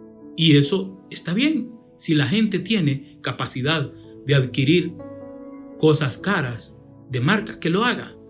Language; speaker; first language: Spanish; native; Spanish